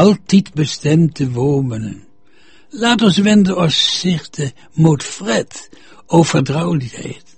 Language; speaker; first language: Danish; non-native, fluent; Dutch